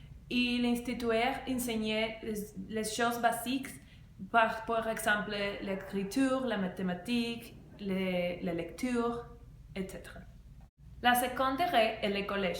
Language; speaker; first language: French; non-native, learner; Spanish